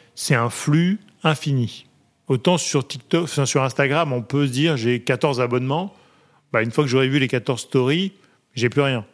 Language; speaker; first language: French; native; French